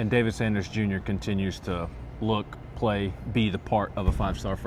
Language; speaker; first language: English; native; English